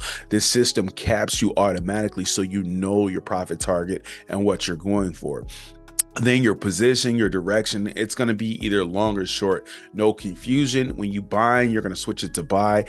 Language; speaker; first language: English; native; English